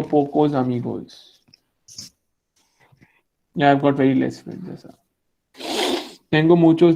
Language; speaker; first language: Spanish; non-native, fluent; Hindi